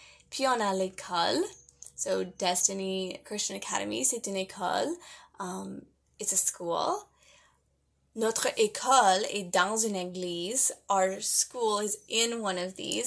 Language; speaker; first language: French; non-native, learner; English